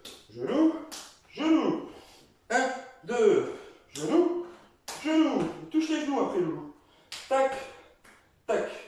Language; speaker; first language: French; native; French